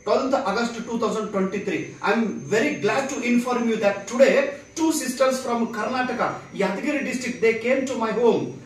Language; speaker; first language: English; non-native, local second language; Marathi